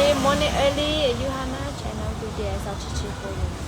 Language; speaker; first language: English; non-native, learner; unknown